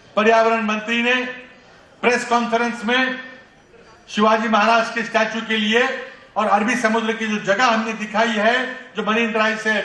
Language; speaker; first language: Hindi; non-native, local second language; Marathi